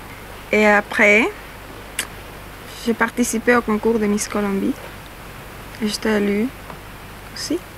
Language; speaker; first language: French; non-native, fluent; Spanish